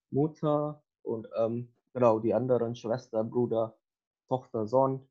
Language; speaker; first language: German; non-native, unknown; Indonesian